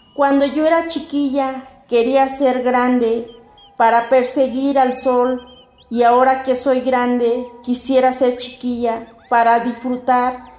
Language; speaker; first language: Spanish; non-native, local second language; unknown